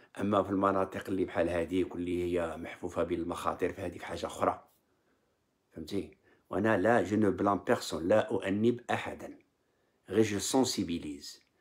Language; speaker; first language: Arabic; native; Arabic